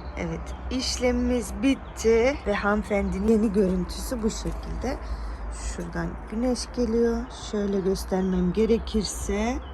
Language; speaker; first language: Turkish; native; Turkish